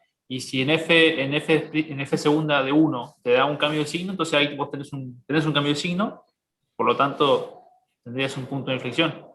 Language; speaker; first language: Spanish; native; Spanish